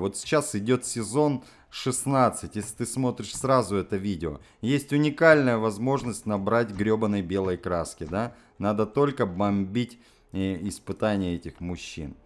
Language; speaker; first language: Russian; native; Russian